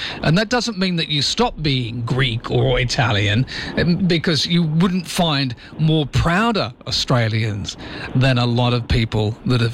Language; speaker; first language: English; native; English